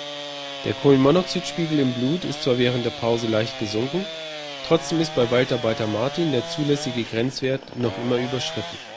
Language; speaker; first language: German; native; German